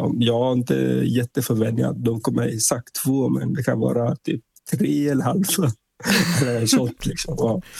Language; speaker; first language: Swedish; non-native, fluent; Vietnamese